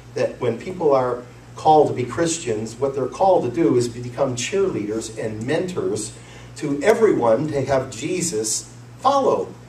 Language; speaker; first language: English; native; English